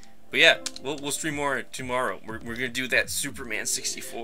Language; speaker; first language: English; native; English